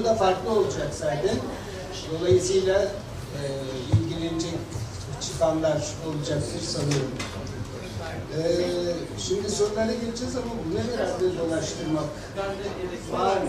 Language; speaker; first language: Turkish; native; Turkish